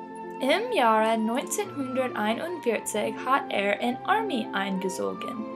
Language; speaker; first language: German; non-native, learner; English